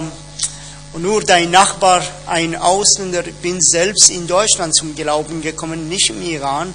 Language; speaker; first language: German; non-native, fluent; Persian